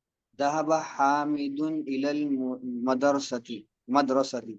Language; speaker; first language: Arabic; non-native, learner; Urdu